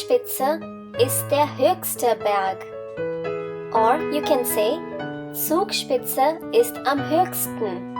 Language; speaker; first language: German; non-native, fluent; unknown